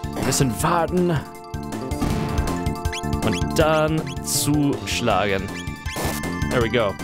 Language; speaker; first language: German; non-native, fluent; English